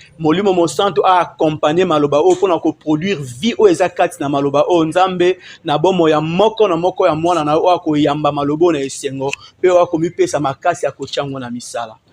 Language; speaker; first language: Lingala; non-native, local second language; Kongo